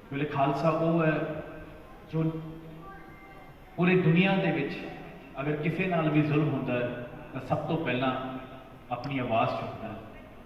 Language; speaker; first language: Hindi; non-native, local second language; Punjabi